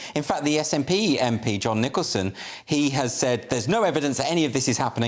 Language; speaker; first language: English; native; English